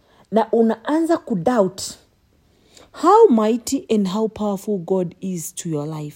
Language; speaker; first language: English; non-native, local second language; Swahili